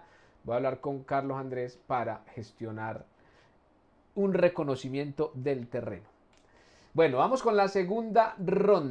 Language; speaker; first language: Spanish; native; Spanish